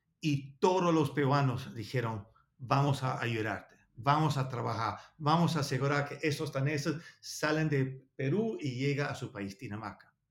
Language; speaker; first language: Spanish; non-native, learner; Danish